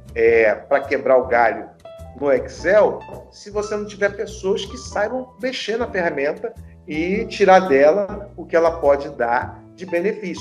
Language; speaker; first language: Portuguese; native; Portuguese